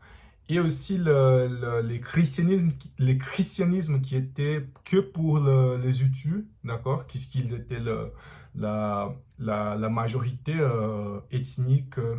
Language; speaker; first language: French; non-native, learner; Portuguese